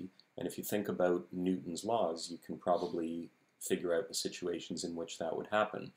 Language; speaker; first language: English; native; English